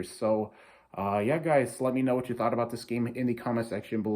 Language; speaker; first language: English; native; English